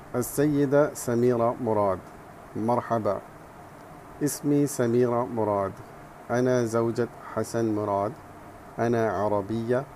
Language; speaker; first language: Arabic; non-native, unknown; Urdu